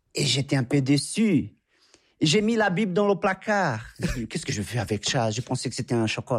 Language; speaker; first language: French; non-native, fluent; Portuguese